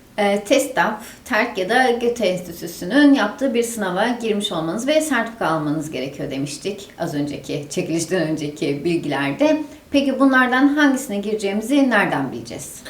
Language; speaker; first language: Turkish; native; Turkish